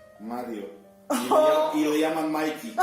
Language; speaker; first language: Spanish; non-native, fluent; Polish